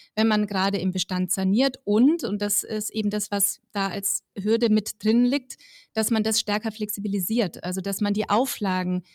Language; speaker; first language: German; native; German